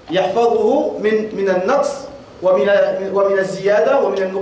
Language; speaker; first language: Arabic; non-native, fluent; French